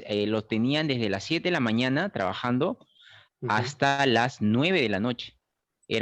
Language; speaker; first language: Spanish; native; Spanish